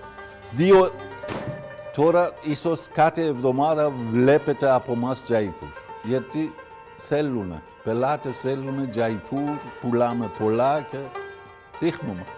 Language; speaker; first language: Greek; non-native, learner; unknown